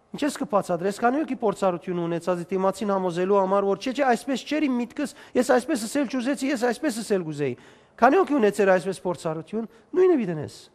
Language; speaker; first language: Armenian; native; Armenian